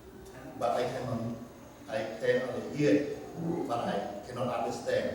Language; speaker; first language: English; non-native, learner; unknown